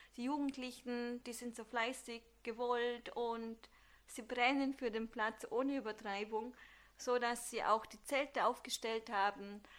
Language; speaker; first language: German; early bilingual, other home language; Turkish